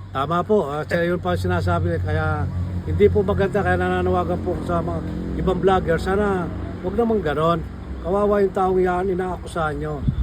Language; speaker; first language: Filipino; non-native, local second language; Pampanga